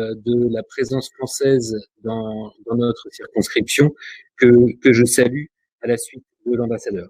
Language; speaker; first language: French; native; French